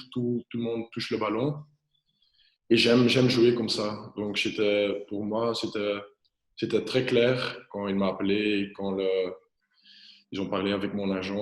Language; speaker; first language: French; non-native, local second language; Dutch